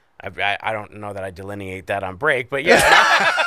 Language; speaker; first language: English; native; English